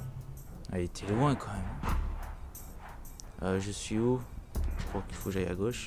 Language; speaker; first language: French; native; French